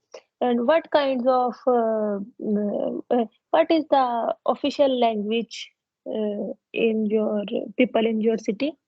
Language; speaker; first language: English; non-native, learner; Punjabi